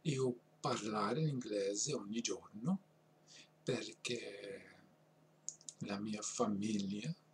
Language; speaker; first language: Italian; non-native, learner; English